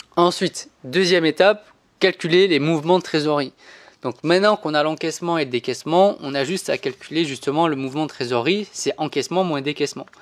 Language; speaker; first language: French; native; French